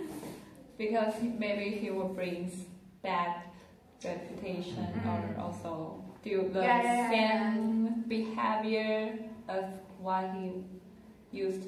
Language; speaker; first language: English; non-native, learner; Chinese